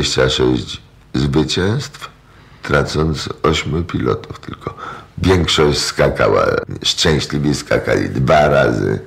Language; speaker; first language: Polish; native; Polish